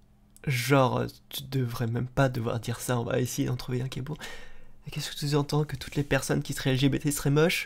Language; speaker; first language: French; native; French